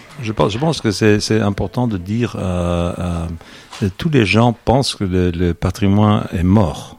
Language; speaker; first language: French; non-native, learner; Dutch